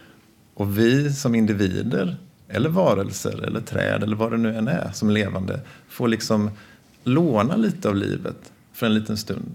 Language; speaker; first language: Swedish; native; Swedish